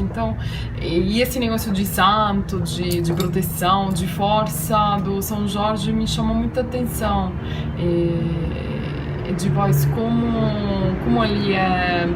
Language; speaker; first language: Portuguese; non-native, fluent; Italian